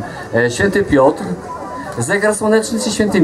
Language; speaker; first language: Polish; native; Polish